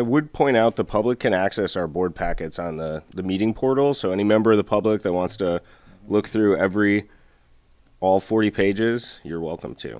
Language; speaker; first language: English; native; English